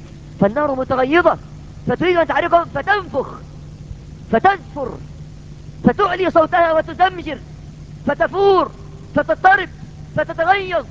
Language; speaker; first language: Arabic; native; Arabic